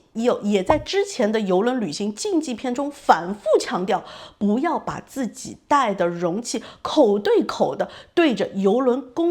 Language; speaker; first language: Chinese; native; Chinese